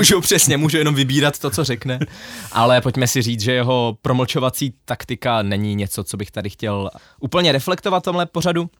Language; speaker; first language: Czech; native; Czech